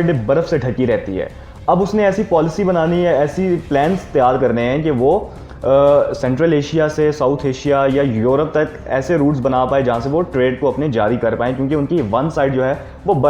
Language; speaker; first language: Urdu; non-native, local second language; Punjabi